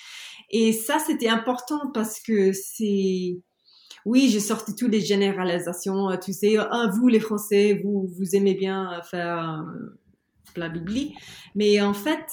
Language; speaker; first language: French; non-native, learner; English